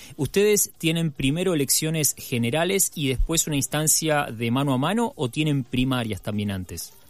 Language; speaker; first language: Spanish; native; Spanish